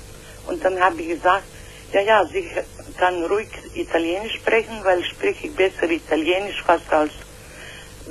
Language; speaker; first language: German; non-native, learner; Croatian